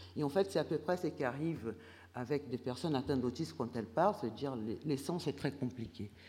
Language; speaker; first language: French; non-native, fluent; Portuguese